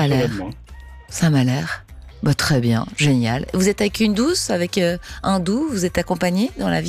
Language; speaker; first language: French; native; French